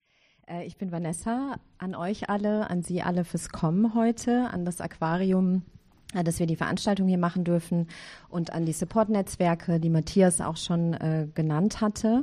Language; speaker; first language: German; native; German